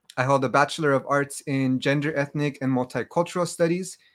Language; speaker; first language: English; native; English